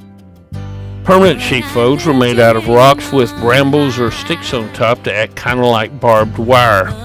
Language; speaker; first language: English; native; English